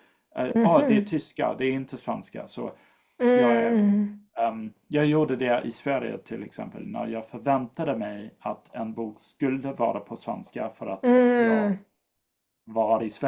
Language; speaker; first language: Swedish; non-native, fluent; English